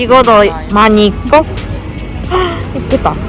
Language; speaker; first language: Korean; non-native, learner; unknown